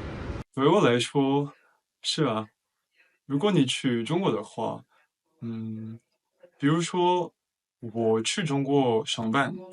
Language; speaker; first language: Chinese; non-native, learner; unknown